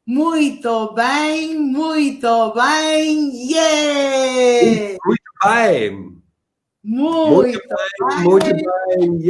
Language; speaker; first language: Portuguese; non-native, fluent; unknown